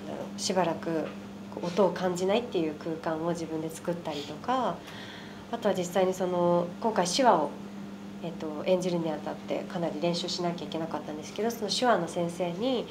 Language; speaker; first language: Japanese; native; Japanese